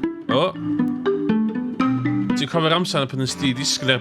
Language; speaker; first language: Welsh; native; Welsh